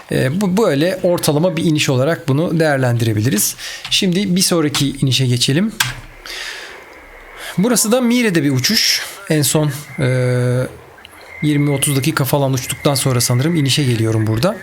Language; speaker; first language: Turkish; native; Turkish